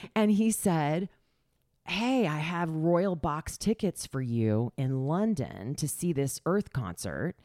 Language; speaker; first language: English; native; English